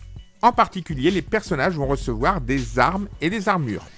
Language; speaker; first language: French; native; French